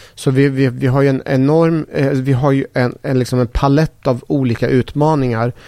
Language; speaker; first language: Swedish; early bilingual, other home language; Persian